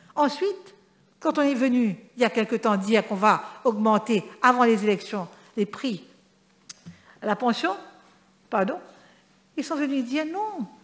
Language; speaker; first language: French; non-native, local second language; Morisyen